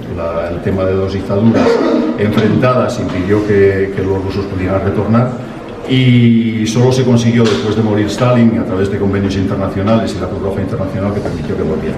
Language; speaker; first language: Spanish; native; Spanish